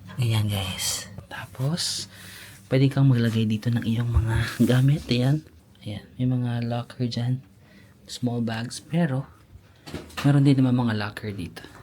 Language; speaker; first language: Filipino; native; Filipino